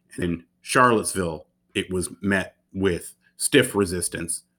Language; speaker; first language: English; native; English